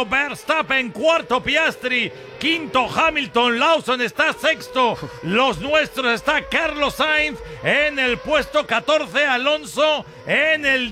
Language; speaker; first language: Spanish; native; Spanish